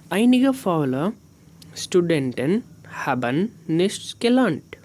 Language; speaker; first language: German; non-native, learner; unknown